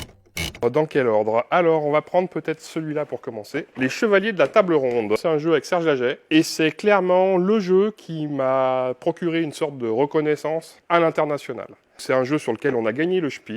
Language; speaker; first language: French; native; French